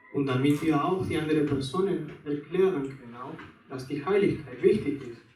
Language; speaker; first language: German; non-native, fluent; Spanish